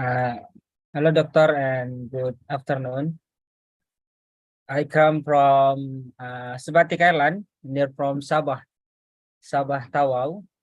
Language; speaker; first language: English; non-native, learner; Malay